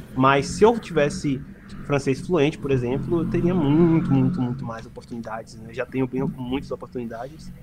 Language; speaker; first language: Portuguese; native; Portuguese